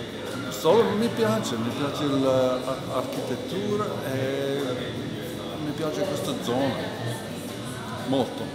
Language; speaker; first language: Italian; non-native, learner; English